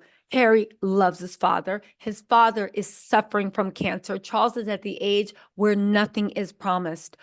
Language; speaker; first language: English; native; English